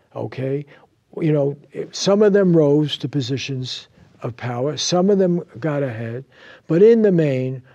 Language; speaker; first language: English; native; English